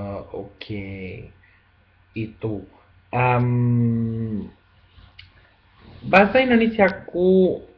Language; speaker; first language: Indonesian; non-native, learner; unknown